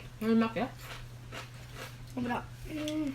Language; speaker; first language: Norwegian; non-native, learner; Thai